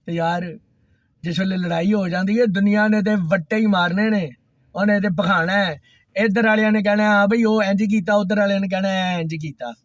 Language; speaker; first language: Urdu; non-native, local second language; Punjabi